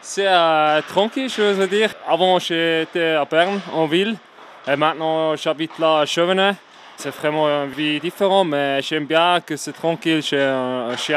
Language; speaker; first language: French; non-native, learner; Swiss German